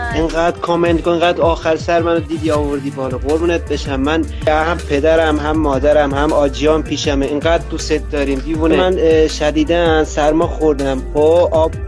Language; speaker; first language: Persian; non-native, local second language; Azerbaijani